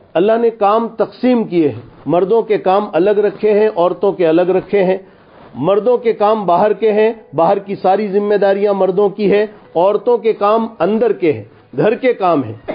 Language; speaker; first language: Urdu; non-native, local second language; Gujarati